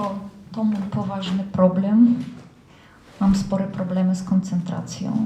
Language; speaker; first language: Polish; non-native, fluent; Russian